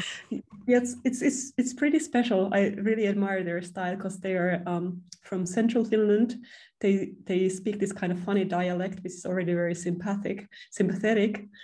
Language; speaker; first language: English; non-native, fluent; Finnish